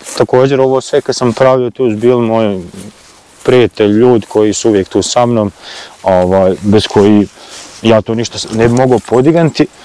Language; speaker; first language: Croatian; native; Croatian